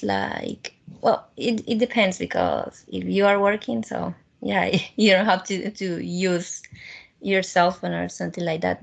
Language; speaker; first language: English; non-native, fluent; Spanish